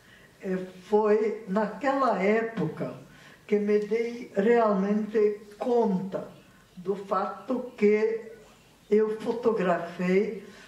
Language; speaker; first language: Portuguese; non-native, fluent; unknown